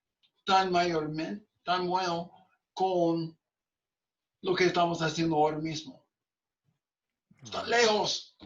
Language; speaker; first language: Spanish; non-native, fluent; English